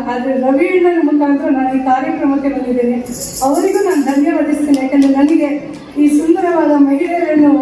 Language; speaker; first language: Kannada; native; Kannada